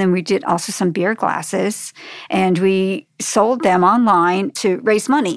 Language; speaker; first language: English; native; English